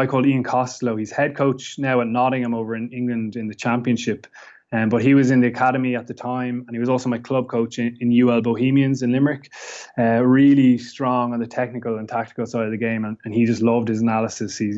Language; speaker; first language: English; native; English